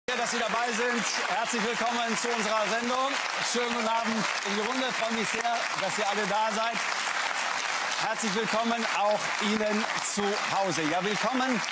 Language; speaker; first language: German; native; German